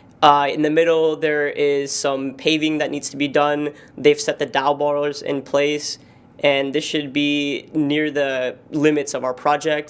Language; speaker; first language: English; native; English